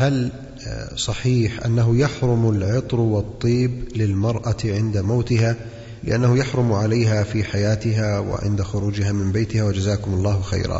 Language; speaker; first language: Arabic; native; Arabic